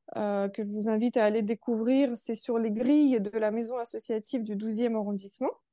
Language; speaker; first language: French; early bilingual, other home language; Russian